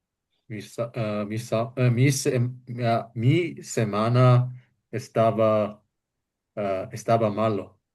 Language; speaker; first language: Spanish; non-native, learner; English